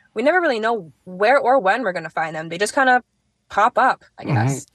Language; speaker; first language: English; native; English